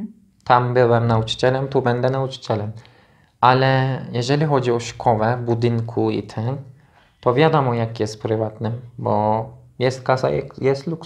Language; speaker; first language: Polish; non-native, learner; Turkish